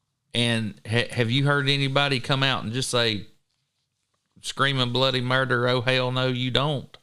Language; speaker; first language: English; native; English